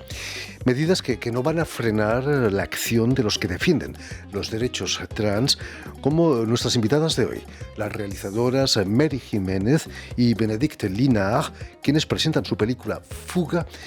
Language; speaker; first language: Spanish; native; Spanish